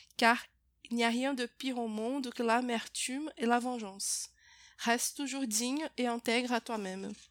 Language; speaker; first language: French; non-native, fluent; Portuguese